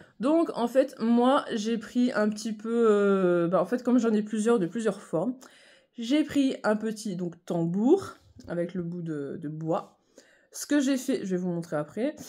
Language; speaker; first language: French; native; French